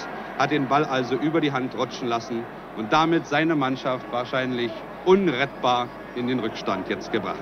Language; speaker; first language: German; native; German